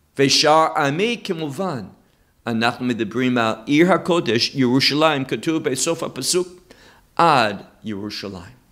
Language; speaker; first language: Hebrew; non-native, fluent; English